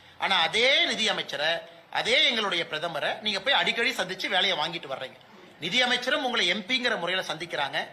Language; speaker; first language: Tamil; native; Tamil